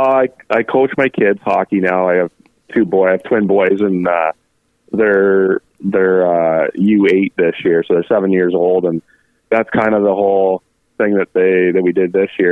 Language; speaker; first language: English; native; English